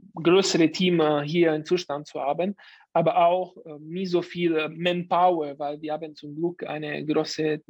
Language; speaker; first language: German; non-native, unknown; Italian